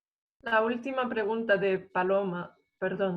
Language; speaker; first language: Spanish; non-native, fluent; English